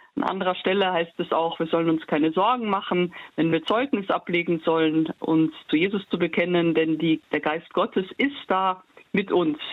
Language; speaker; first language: German; early bilingual, heritage; German